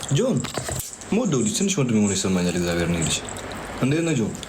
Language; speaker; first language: Amharic; non-native, learner; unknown